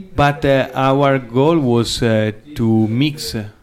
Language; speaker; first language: English; non-native, learner; Italian